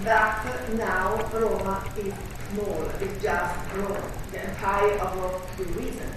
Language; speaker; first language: English; non-native, learner; Italian